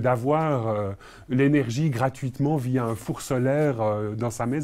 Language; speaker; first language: French; native; French